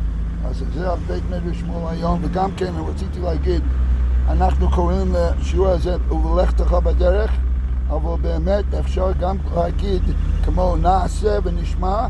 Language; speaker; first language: Hebrew; non-native, fluent; English